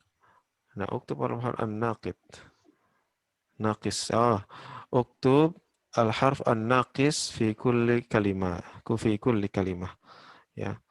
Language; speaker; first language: Arabic; non-native, fluent; Indonesian